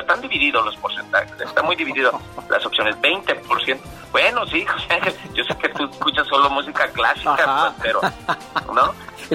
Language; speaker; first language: Spanish; native; Spanish